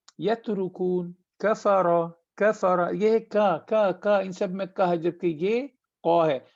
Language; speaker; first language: Urdu; native; Urdu